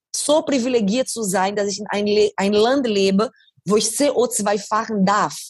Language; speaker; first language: German; non-native, fluent; Portuguese